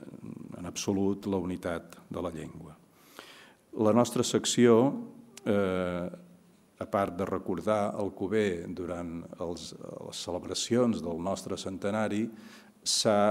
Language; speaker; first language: Catalan; native; Catalan